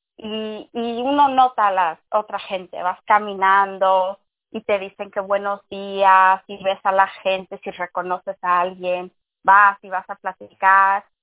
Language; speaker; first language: Spanish; early bilingual, heritage; Spanish